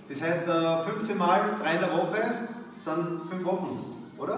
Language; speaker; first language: German; native; German